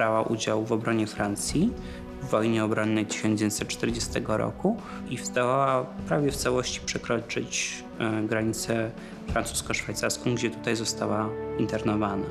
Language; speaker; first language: Polish; native; Polish